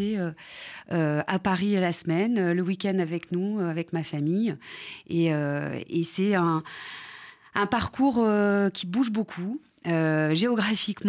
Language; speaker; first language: French; native; French